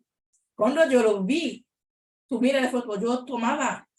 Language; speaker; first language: Spanish; non-native, learner; Haitian Creole